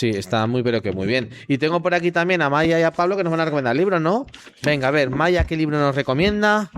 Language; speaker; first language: Spanish; native; Spanish